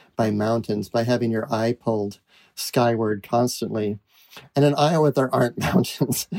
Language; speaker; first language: English; native; English